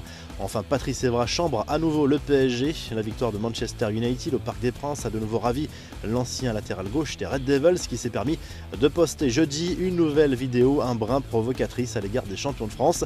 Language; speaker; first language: French; native; French